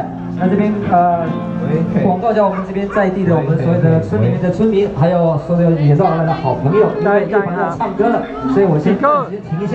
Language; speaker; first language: Chinese; native; Chinese